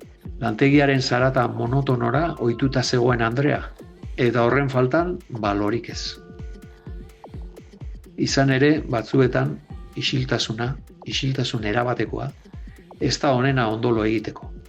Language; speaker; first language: Basque; native; Basque